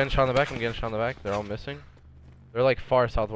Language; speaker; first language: English; native; English